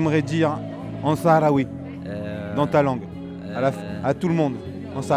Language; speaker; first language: French; native; French